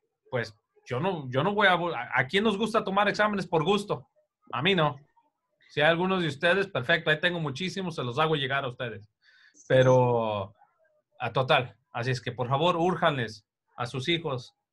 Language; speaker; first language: Spanish; early bilingual, heritage; Spanish